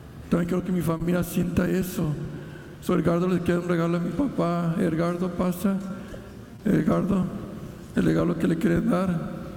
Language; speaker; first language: Spanish; early bilingual, heritage; Spanish